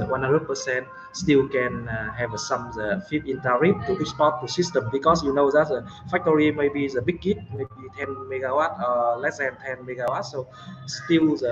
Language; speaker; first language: English; non-native, fluent; Vietnamese